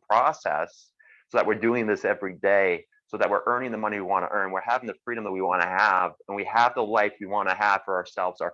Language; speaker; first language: English; native; English